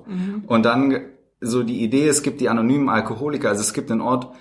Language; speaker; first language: German; native; German